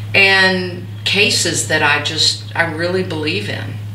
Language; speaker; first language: English; native; English